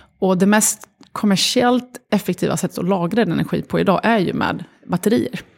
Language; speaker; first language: Swedish; early bilingual, other home language; Arabic